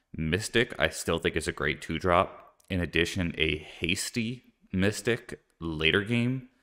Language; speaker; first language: English; native; English